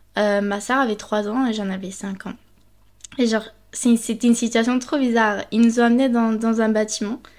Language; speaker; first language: French; early bilingual, other home language; Spanish